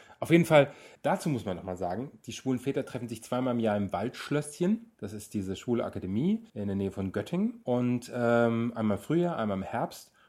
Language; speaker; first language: German; native; German